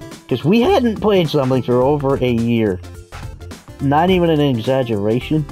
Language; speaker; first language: English; native; English